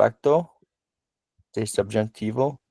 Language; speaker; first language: Spanish; non-native, learner; English